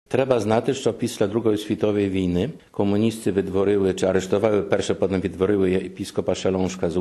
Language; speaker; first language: Ukrainian; non-native, fluent; Polish